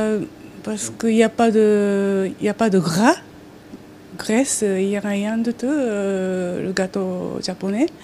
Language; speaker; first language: French; non-native, learner; Japanese